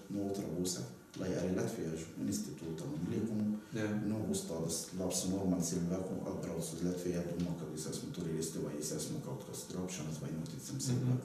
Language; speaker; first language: Latvian; non-native, learner; Arabic